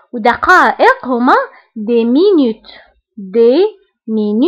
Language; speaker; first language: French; non-native, local second language; Arabic